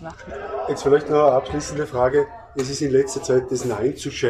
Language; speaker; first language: German; native; German